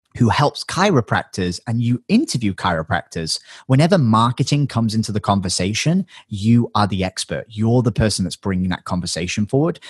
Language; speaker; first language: English; native; English